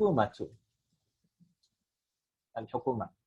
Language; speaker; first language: Arabic; non-native, fluent; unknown